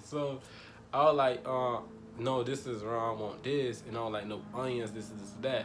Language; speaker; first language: English; native; English